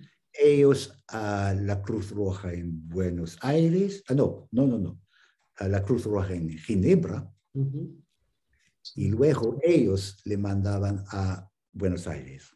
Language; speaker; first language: Spanish; non-native, fluent; English